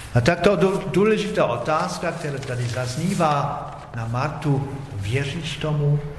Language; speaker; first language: Czech; native; Czech